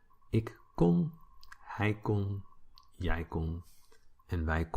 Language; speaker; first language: Dutch; non-native, fluent; English